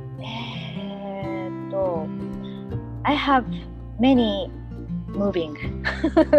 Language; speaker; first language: English; non-native, learner; Japanese